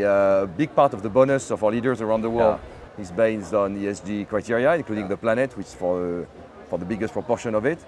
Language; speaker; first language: English; non-native, fluent; French